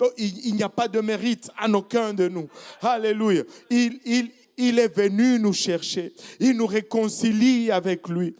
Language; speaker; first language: French; non-native, local second language; Swahili